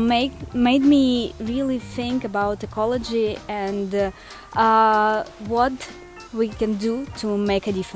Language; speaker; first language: English; non-native, learner; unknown